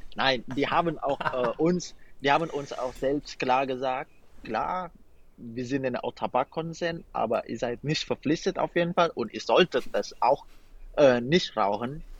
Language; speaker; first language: German; non-native, fluent; Indonesian